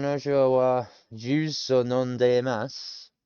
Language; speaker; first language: Japanese; non-native, learner; English